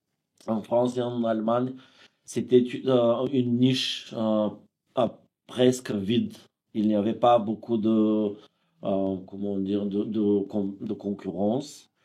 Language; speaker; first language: French; non-native, fluent; Bulgarian